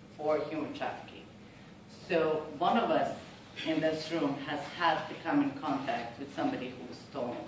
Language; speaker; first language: English; non-native, fluent; Serbian